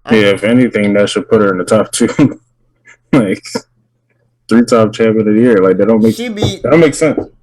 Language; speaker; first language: English; native; English